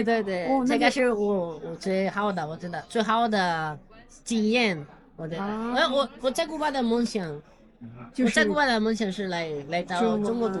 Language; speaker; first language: Chinese; non-native, learner; Spanish